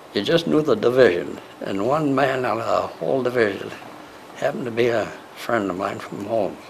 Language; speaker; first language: English; native; English